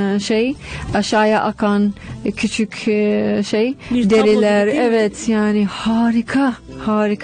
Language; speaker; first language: Turkish; non-native, fluent; English